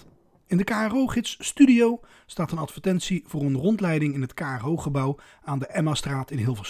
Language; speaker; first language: Dutch; native; Dutch